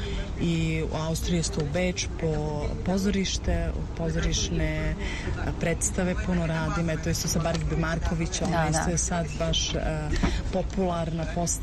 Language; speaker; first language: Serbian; early bilingual, heritage; Romany